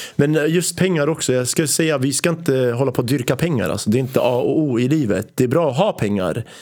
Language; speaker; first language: Swedish; early bilingual, other home language; Arabic